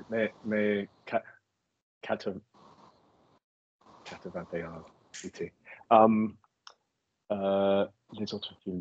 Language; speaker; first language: French; non-native, learner; English